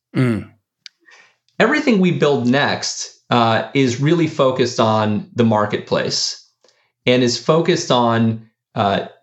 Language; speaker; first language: English; early bilingual, other home language; Spanish